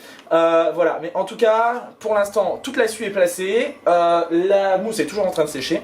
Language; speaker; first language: French; native; French